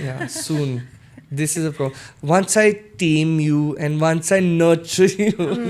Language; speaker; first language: English; non-native, local second language; Hindi